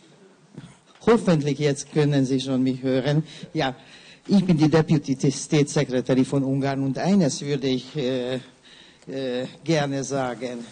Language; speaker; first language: German; non-native, learner; Hungarian